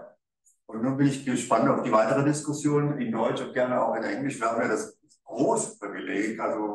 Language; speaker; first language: German; native; German